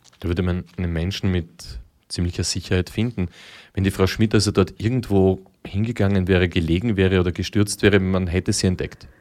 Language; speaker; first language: German; native; German